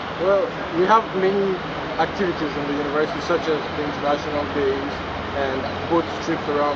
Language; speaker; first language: English; non-native, fluent; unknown